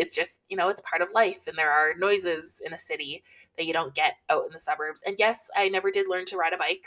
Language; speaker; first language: English; native; English